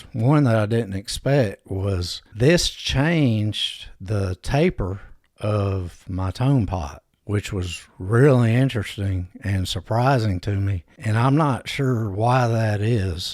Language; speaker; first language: English; native; English